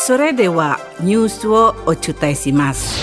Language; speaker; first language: Japanese; non-native, learner; Indonesian